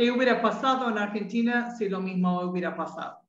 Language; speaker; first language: Spanish; non-native, fluent; English